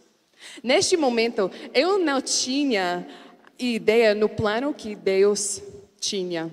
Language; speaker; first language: Portuguese; non-native, learner; English